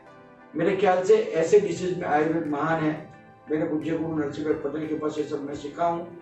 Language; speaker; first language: Hindi; non-native, local second language; Gujarati